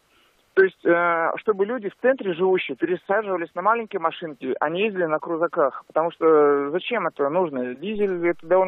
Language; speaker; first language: Russian; native; Russian